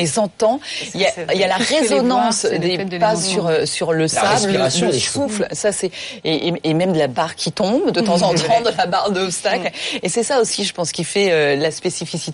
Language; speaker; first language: French; native; French